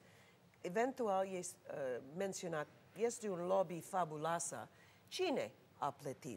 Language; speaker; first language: Romanian; non-native, learner; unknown